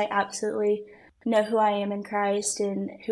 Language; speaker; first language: English; native; English